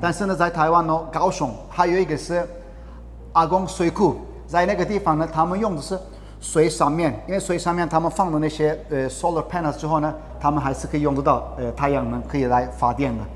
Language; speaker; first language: Chinese; non-native, fluent; Turkish